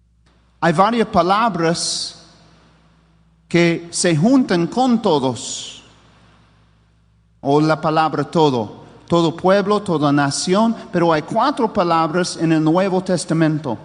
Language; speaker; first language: Spanish; non-native, fluent; English